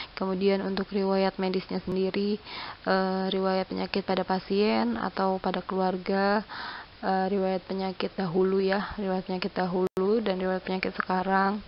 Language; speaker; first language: Indonesian; native; Indonesian